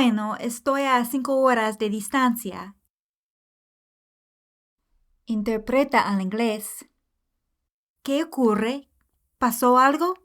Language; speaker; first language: Spanish; non-native, fluent; English